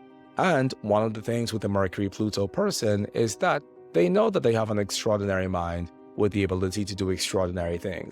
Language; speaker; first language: English; native; English